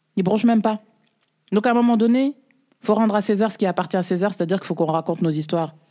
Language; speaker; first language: French; native; French